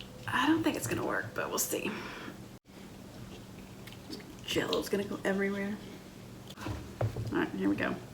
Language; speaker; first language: English; native; English